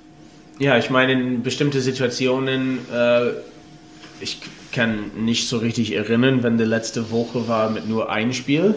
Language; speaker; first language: German; non-native, learner; English